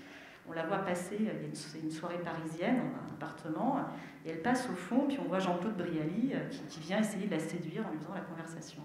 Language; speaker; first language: French; native; French